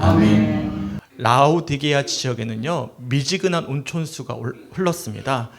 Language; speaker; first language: Korean; native; Korean